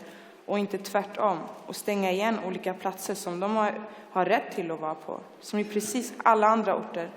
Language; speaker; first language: Swedish; early bilingual, other home language; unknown